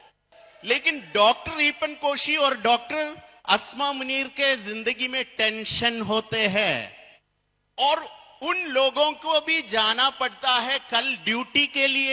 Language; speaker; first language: Hindi; non-native, fluent; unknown